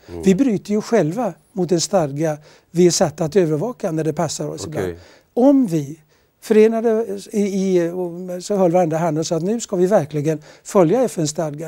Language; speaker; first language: Swedish; native; Swedish